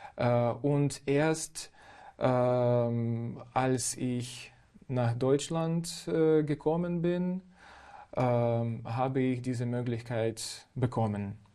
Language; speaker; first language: German; non-native, fluent; Ukrainian